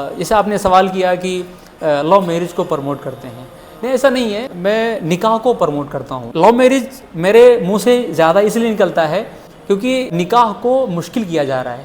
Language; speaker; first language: Urdu; native; Urdu